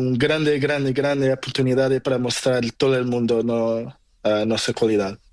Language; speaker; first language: Spanish; non-native, learner; Portuguese